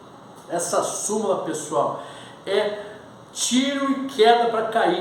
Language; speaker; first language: Portuguese; native; Portuguese